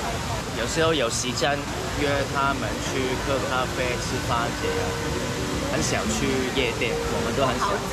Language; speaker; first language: Chinese; non-native, local second language; Cantonese